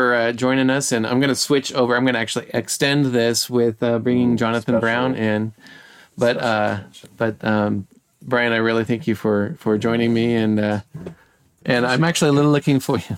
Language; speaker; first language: English; native; English